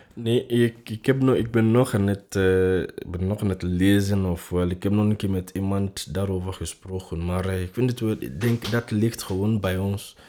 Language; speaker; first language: Dutch; non-native, fluent; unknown